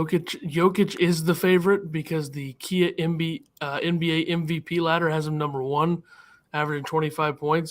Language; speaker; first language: English; native; English